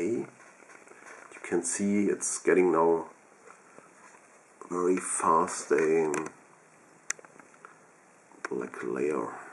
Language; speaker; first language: English; non-native, fluent; German